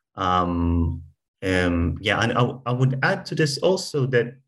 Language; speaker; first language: English; non-native, fluent; Hebrew